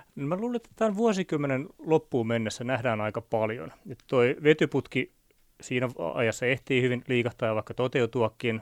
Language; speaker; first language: Finnish; native; Finnish